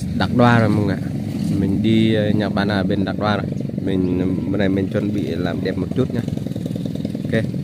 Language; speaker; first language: Vietnamese; non-native, local second language; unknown